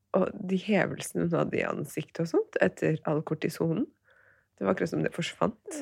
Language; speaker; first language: Norwegian; early bilingual, other home language; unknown